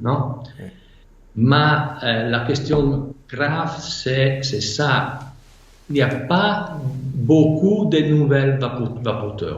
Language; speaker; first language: French; non-native, fluent; Italian